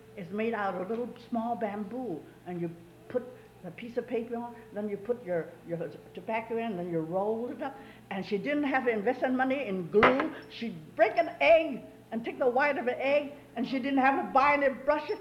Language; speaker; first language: English; early bilingual, other home language; Chinese